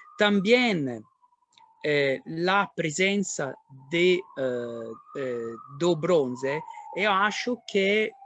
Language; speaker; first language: Portuguese; non-native, learner; Italian